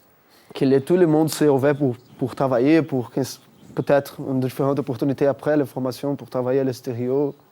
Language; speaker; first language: French; non-native, fluent; Portuguese